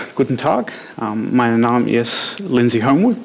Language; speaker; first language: German; non-native, learner; English